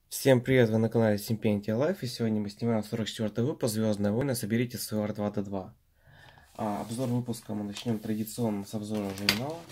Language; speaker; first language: Russian; native; Russian